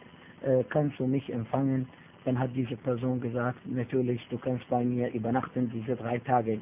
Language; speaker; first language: German; non-native, fluent; Arabic